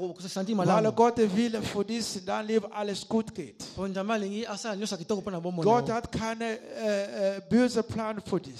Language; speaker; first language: German; non-native, learner; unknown